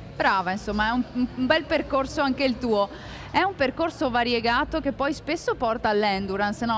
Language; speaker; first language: Italian; native; Italian